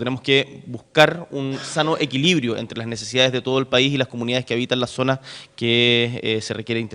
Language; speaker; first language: Spanish; native; Spanish